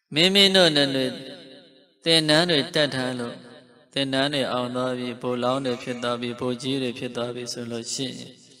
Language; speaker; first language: Burmese; non-native, local second language; Mon